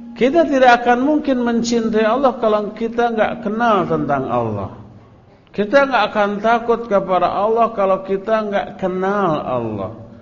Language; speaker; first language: Indonesian; non-native, local second language; Sundanese